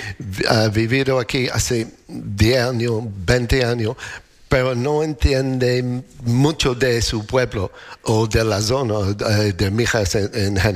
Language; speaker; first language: Spanish; non-native, learner; English